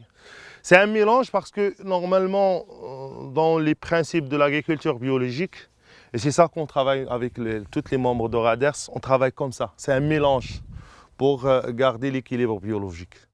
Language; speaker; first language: French; non-native, local second language; Arabic